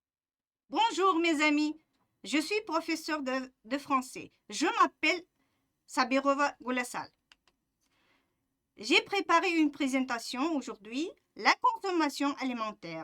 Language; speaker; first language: French; non-native, fluent; Uzbek